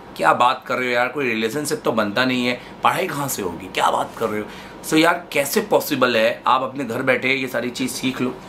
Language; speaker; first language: Hindi; native; Hindi